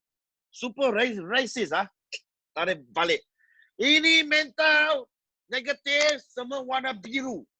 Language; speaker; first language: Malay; non-native, local second language; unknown